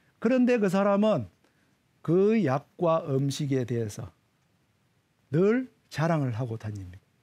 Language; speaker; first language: Korean; native; Korean